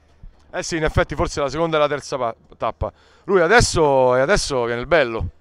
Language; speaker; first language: Italian; native; Italian